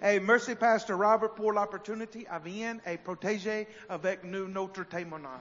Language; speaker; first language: French; non-native, learner; English